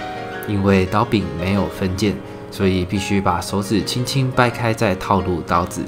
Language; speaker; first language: Chinese; native; Chinese